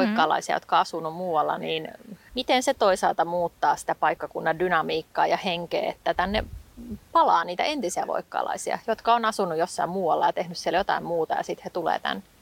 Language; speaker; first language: Finnish; native; Finnish